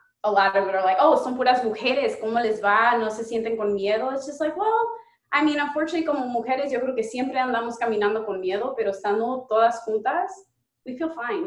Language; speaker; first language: Spanish; early bilingual, heritage; Spanish